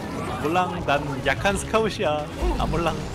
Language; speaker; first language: Korean; native; Korean